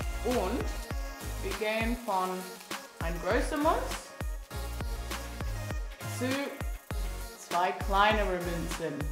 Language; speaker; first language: German; non-native, learner; English